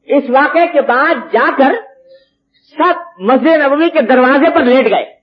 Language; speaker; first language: Urdu; native; Urdu